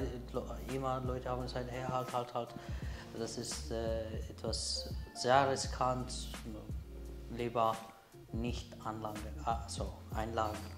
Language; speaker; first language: German; non-native, learner; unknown